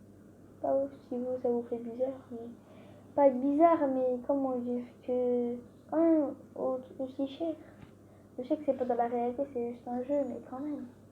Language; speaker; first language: French; native; French